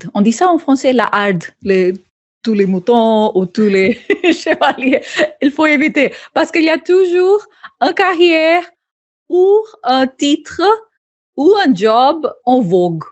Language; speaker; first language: French; non-native, fluent; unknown